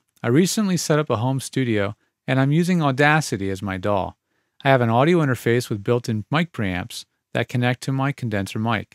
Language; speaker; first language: English; native; English